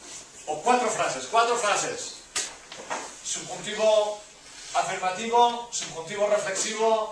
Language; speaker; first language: Spanish; non-native, learner; English